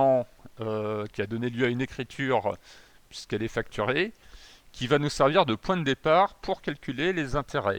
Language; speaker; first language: French; native; French